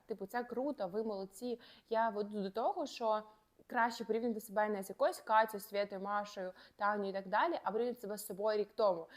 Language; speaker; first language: Ukrainian; native; Ukrainian